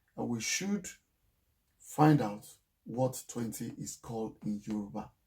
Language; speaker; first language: English; non-native, local second language; Yoruba